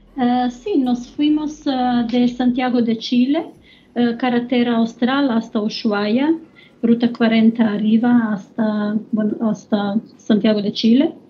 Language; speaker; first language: Spanish; non-native, learner; German